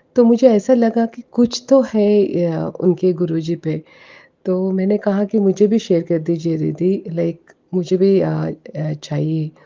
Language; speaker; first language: Hindi; non-native, learner; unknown